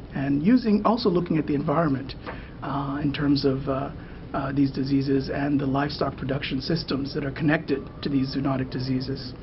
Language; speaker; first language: English; native; English